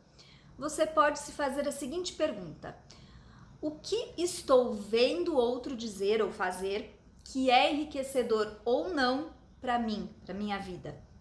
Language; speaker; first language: Portuguese; native; Portuguese